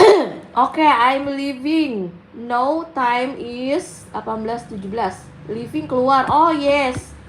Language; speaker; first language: English; non-native, learner; Indonesian